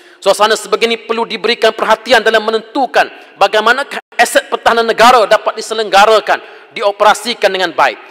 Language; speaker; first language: Malay; native; Malay